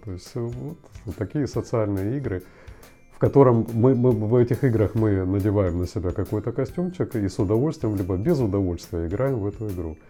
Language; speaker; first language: Russian; native; Russian